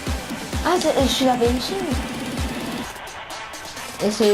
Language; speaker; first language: French; native; French